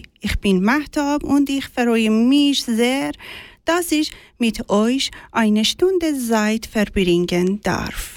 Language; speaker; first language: German; non-native, learner; Persian